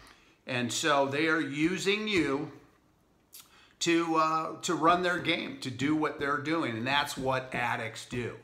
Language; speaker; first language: English; native; English